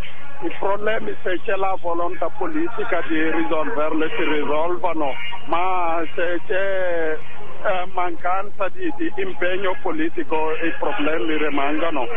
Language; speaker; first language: Italian; non-native, fluent; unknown